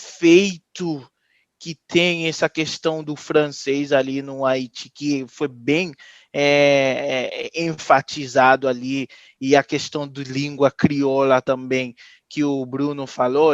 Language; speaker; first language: Portuguese; non-native, fluent; Haitian Creole